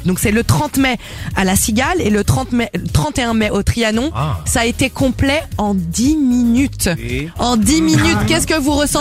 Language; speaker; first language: French; native; French